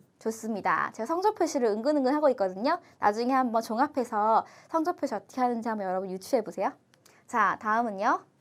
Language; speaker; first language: Korean; native; Korean